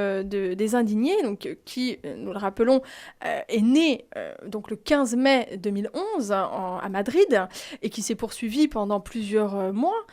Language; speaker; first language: French; native; French